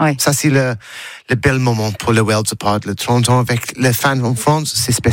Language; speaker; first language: French; non-native, learner; English